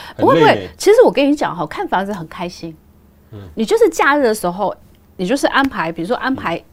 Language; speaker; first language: Chinese; native; Chinese